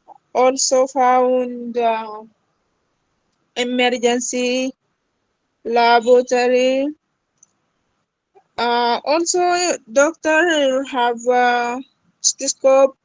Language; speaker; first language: English; non-native, learner; Arabic